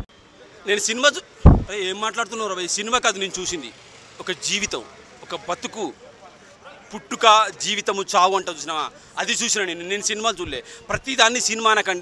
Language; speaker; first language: Telugu; native; Telugu